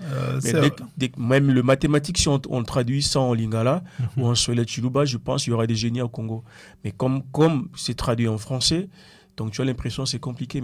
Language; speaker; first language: French; non-native, local second language; Lingala